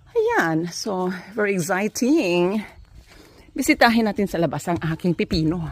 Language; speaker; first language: Filipino; non-native, local second language; Cebuano